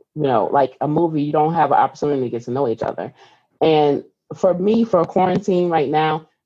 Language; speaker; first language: English; native; English